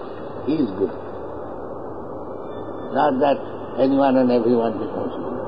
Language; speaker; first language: English; non-native, local second language; Bangla